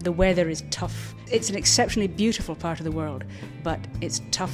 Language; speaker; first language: English; native; English